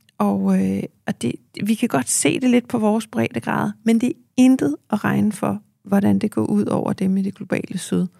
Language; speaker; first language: Danish; native; Danish